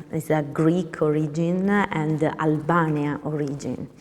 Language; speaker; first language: English; non-native, learner; Italian